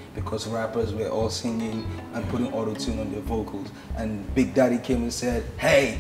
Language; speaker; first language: English; non-native, local second language; Hausa